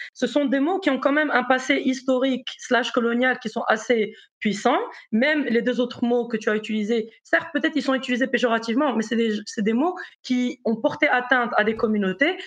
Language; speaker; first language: French; non-native, local second language; Arabic